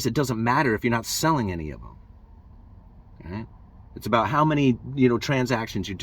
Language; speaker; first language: English; native; English